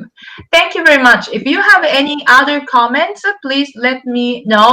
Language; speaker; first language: English; non-native, fluent; Japanese